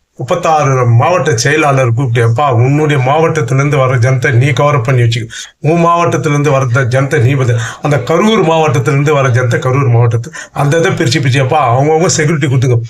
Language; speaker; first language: Tamil; native; Tamil